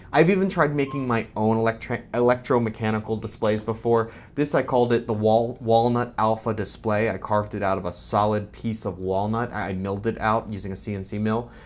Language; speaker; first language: English; native; English